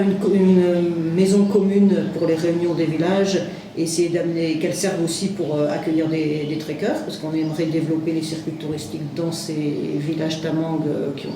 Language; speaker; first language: French; native; French